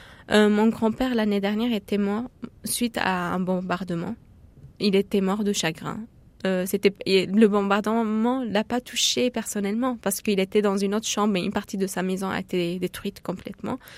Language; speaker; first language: French; non-native, fluent; Arabic